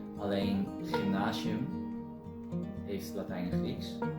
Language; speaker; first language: Dutch; early bilingual, other home language; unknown